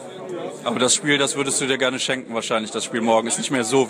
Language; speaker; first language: German; native; German